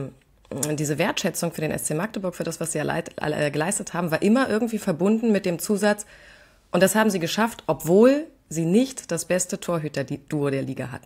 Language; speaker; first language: German; native; German